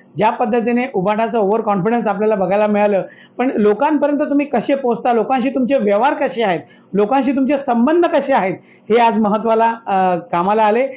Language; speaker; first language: Marathi; native; Marathi